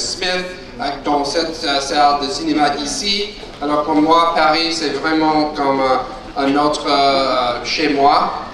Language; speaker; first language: French; non-native, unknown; English